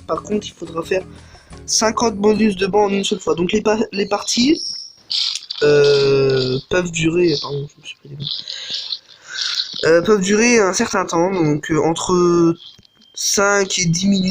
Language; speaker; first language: French; native; French